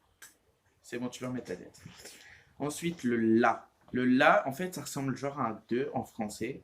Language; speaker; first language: French; native; French